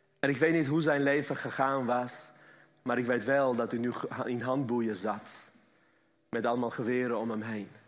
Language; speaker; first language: Dutch; early bilingual, other home language; Armenian